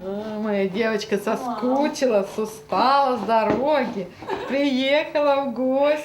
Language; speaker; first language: Russian; native; Russian